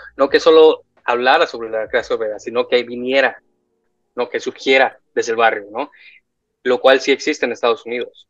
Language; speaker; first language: Spanish; native; Spanish